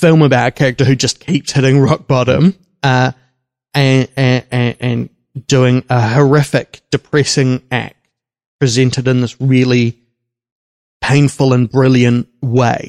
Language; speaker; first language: English; native; English